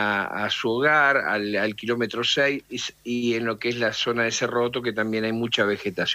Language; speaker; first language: Spanish; native; Spanish